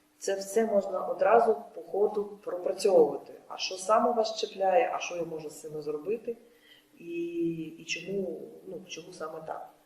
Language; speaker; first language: Ukrainian; non-native, local second language; Russian